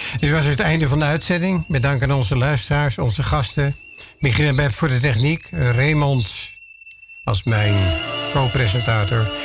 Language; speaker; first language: Dutch; native; Dutch